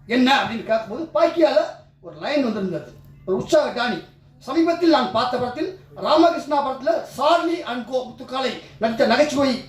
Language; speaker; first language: Tamil; native; Tamil